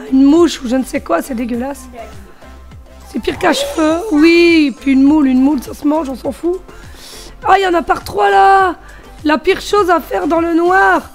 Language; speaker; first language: French; native; French